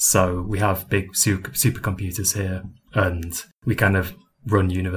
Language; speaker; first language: English; native; English